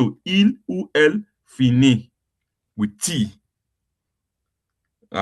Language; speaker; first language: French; non-native, learner; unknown